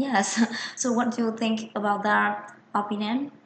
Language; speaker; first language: English; non-native, fluent; Vietnamese